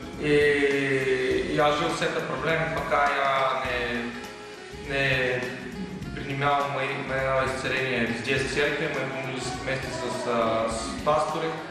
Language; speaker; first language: Russian; non-native, learner; Bulgarian